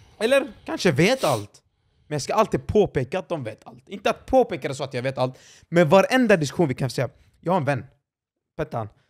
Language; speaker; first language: Swedish; early bilingual, other home language; Arabic